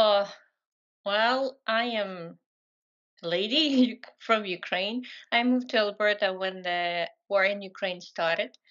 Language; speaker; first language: English; non-native, fluent; Ukrainian